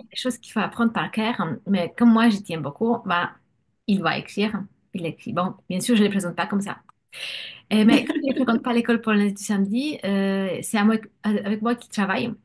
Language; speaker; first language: French; non-native, fluent; Polish